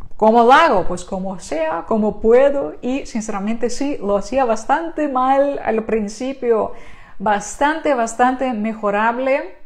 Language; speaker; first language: Spanish; non-native, fluent; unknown